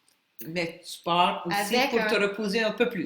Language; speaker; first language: French; non-native, fluent; Spanish